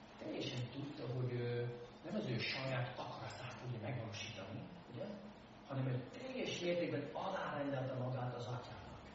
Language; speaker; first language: Hungarian; non-native, fluent; English